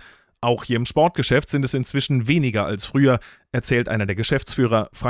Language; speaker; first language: German; native; German